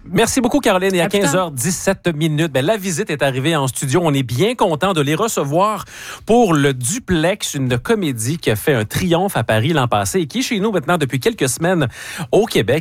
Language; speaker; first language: French; native; French